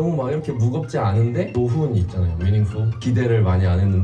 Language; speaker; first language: Korean; native; Korean